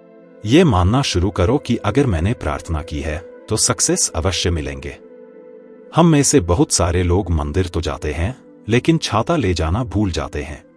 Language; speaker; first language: Hindi; native; Hindi